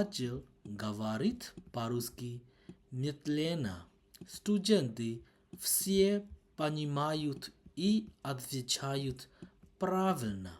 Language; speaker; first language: Russian; non-native, learner; Burmese